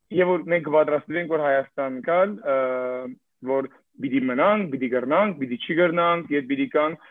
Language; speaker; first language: Armenian; early bilingual, heritage; Armenian